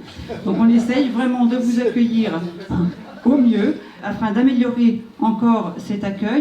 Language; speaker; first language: French; native; French